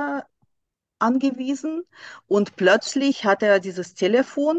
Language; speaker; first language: German; non-native, fluent; Russian